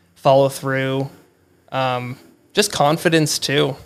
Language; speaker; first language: English; native; English